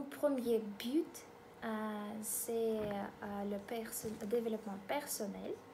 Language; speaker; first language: French; non-native, learner; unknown